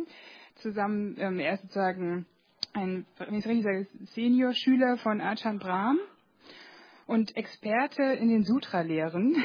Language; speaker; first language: German; native; German